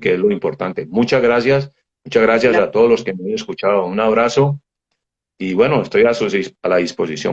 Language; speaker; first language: Spanish; native; Spanish